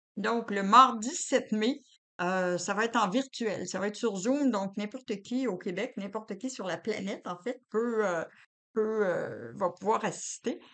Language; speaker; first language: French; native; French